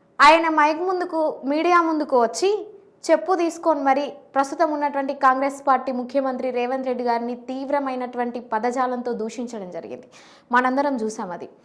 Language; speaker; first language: Telugu; native; Telugu